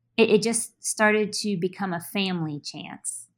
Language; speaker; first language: English; native; English